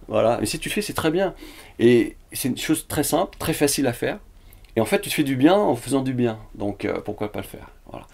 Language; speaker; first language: French; early bilingual, other home language; Vietnamese